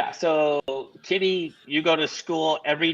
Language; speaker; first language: English; native; English